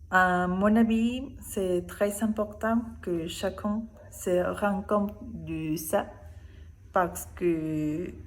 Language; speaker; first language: French; non-native, learner; Spanish